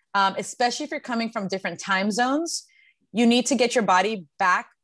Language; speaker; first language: English; native; English